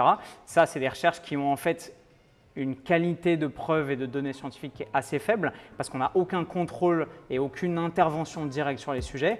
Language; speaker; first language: French; native; French